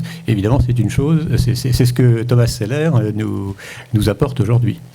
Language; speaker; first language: French; native; French